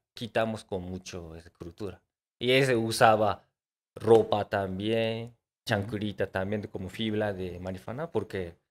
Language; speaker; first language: Spanish; non-native, fluent; Japanese